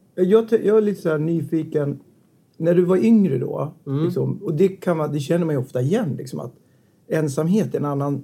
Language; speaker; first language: Swedish; native; Swedish